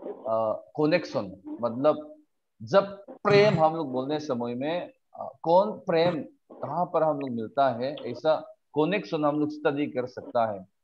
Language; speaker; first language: Hindi; non-native, local second language; Mizo